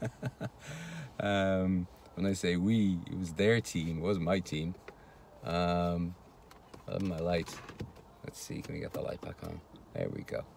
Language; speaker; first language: English; native; English